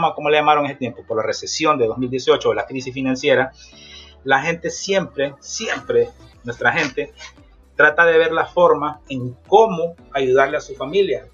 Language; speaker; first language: Spanish; native; Spanish